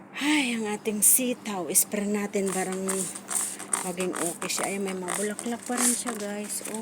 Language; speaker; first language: Filipino; non-native, local second language; Iloko